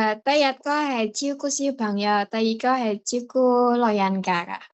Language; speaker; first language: Cantonese; non-native, learner; Indonesian